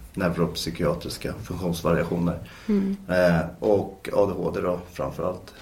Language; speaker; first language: Swedish; native; Swedish